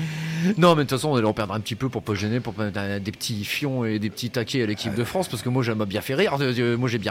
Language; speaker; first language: French; native; French